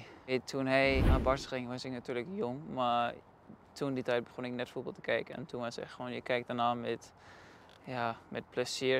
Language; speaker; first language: Dutch; non-native, fluent; Danish